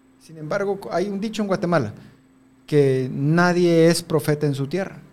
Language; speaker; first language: Spanish; native; Spanish